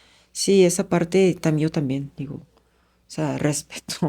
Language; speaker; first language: Spanish; non-native, fluent; Japanese